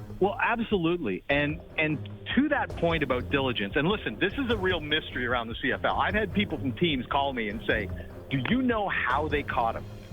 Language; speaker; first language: English; native; English